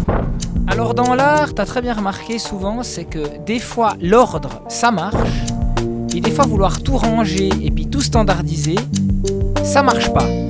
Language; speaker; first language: French; native; French